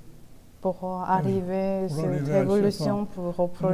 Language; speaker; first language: French; non-native, fluent; Korean